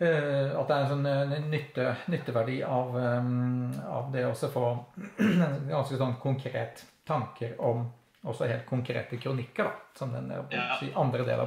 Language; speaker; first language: Norwegian; native; Norwegian